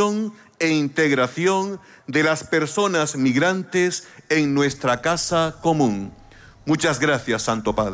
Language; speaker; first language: Spanish; native; Spanish